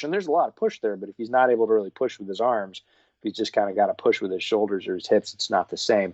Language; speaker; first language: English; native; English